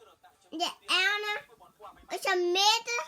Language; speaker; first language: Danish; early bilingual, other home language; Vietnamese